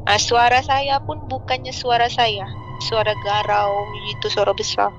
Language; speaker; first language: Malay; native; Malay